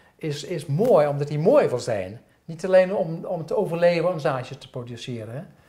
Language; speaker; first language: Dutch; non-native, fluent; English